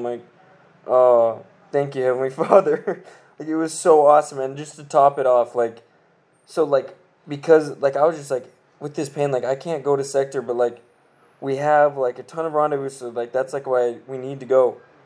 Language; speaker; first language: English; native; English